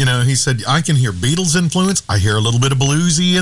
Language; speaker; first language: English; native; English